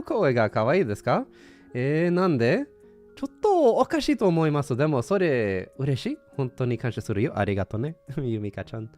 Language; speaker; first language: Japanese; non-native, learner; English